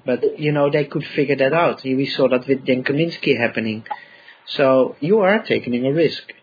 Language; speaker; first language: English; non-native, fluent; Dutch